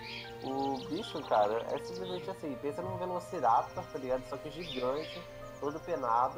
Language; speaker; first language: Portuguese; native; Portuguese